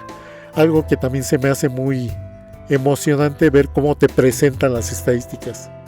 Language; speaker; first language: Spanish; native; Spanish